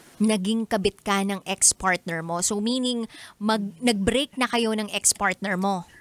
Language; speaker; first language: Filipino; native; Filipino